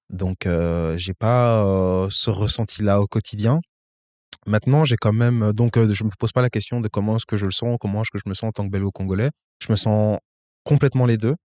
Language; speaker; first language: French; native; French